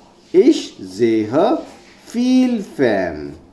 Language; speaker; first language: German; non-native, fluent; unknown